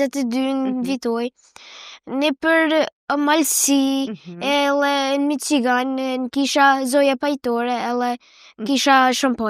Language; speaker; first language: Albanian; early bilingual, heritage; Albanian